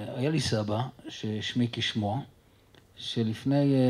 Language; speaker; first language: Hebrew; early bilingual, other home language; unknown